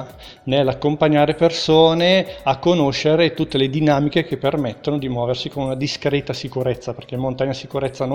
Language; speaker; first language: Italian; native; Italian